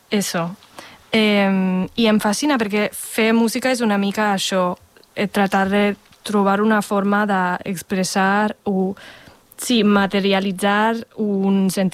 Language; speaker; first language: Catalan; non-native, fluent; Spanish